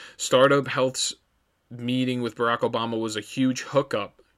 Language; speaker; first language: English; native; English